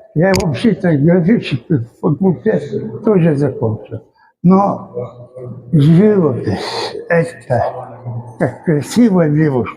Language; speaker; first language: Russian; non-native, local second language; Chechen